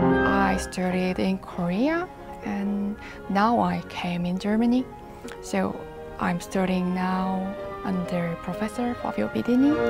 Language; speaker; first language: English; non-native, learner; Korean